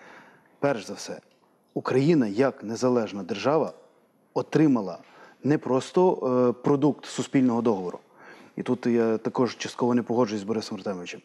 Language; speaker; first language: Ukrainian; native; Ukrainian